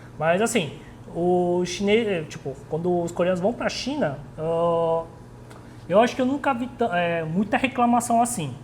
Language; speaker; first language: Portuguese; early bilingual, other home language; Korean